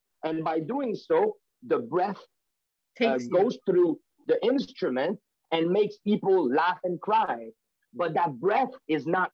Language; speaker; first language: English; non-native, fluent; French